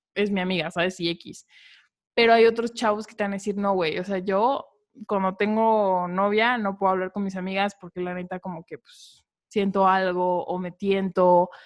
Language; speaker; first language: Spanish; native; Spanish